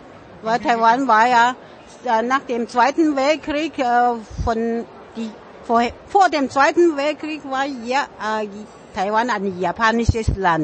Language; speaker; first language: German; non-native, fluent; Min Nan Chinese